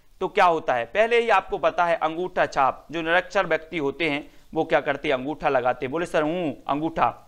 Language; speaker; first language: Hindi; native; Hindi